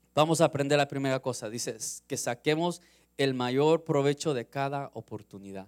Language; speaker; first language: Spanish; early bilingual, heritage; Spanish